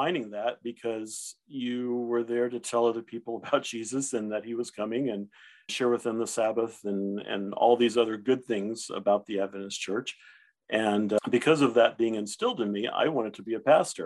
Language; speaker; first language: English; early bilingual, other home language; German